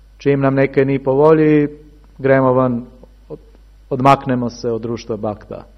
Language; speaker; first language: Serbian; early bilingual, heritage; Serbian